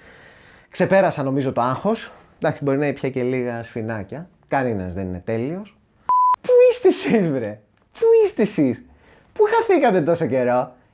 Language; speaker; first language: Greek; native; Greek